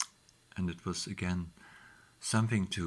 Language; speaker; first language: English; non-native, fluent; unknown